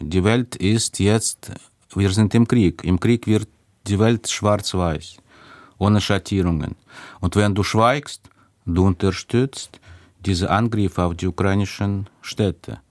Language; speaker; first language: German; non-native, fluent; Russian